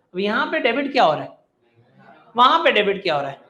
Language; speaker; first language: Hindi; non-native, local second language; Gujarati